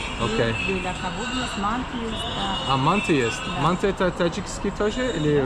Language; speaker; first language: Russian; non-native, learner; Azerbaijani